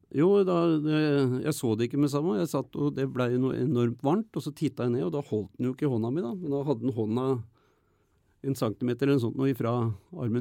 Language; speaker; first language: Norwegian; native; Norwegian